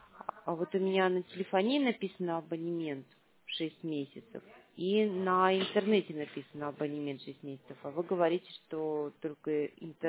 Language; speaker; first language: Russian; native; Russian